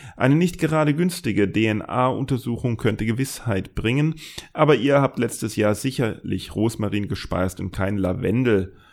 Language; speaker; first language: German; native; German